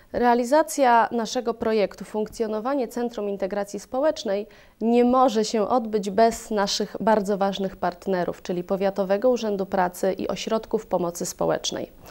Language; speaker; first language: Polish; native; Polish